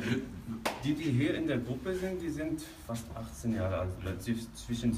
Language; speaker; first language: German; non-native, fluent; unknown